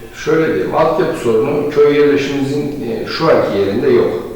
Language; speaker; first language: Turkish; native; Turkish